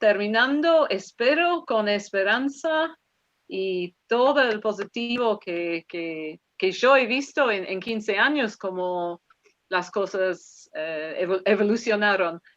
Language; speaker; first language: Spanish; non-native, fluent; English